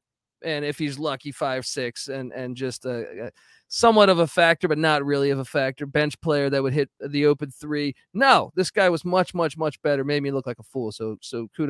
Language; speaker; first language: English; native; English